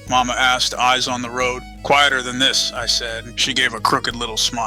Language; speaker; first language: English; native; English